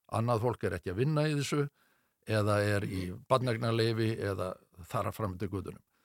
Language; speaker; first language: Icelandic; native; Icelandic